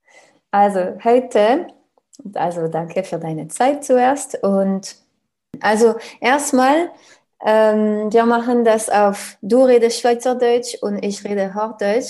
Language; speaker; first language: German; non-native, learner; French